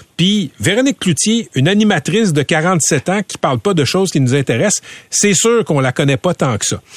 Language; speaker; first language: French; native; French